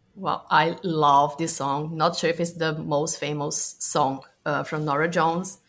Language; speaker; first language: English; non-native, fluent; Portuguese